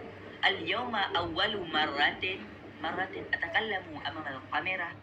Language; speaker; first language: Arabic; non-native, learner; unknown